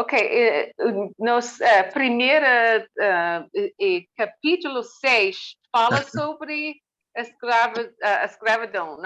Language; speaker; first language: Portuguese; non-native, learner; English